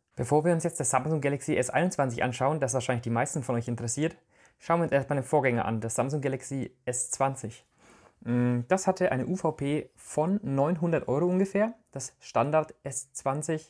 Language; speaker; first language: German; native; German